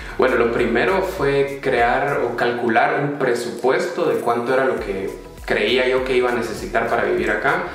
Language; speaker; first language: Spanish; native; Spanish